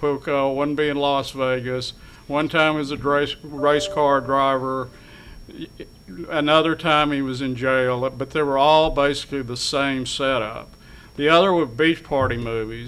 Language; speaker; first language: English; native; English